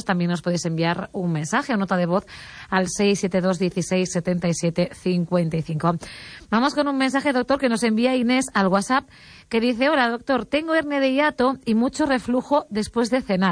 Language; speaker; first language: Spanish; native; Spanish